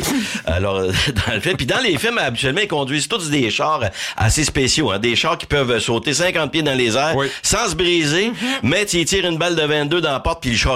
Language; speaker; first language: French; native; French